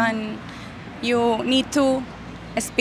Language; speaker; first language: English; non-native, learner; Spanish